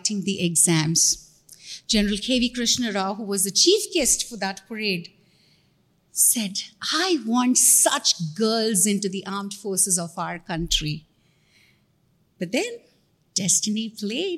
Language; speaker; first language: English; non-native, local second language; Tamil